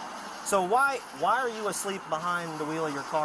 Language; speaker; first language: English; native; English